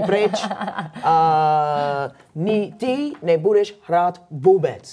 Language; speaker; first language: Czech; non-native, fluent; English